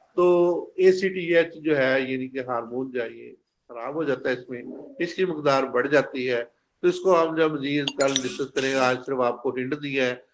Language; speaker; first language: Urdu; non-native, local second language; Punjabi